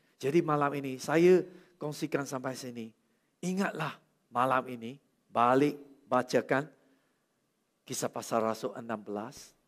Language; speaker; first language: Malay; non-native, local second language; Chinese